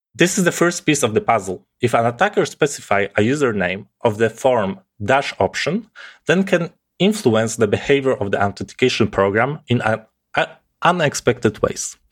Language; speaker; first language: English; non-native, fluent; Polish